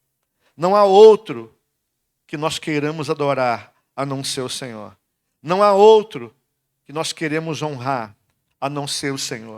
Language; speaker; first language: Portuguese; native; Portuguese